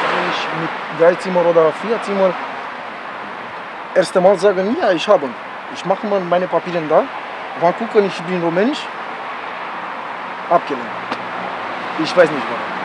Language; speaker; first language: German; non-native, learner; Romanian